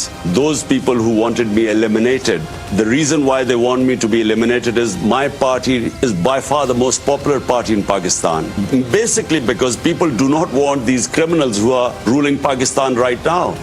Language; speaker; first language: English; non-native, local second language; Urdu